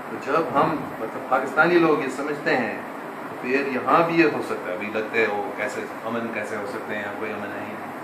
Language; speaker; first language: Hindi; non-native, local second language; English